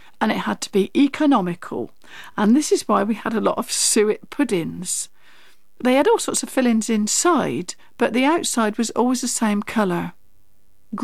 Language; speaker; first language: English; native; English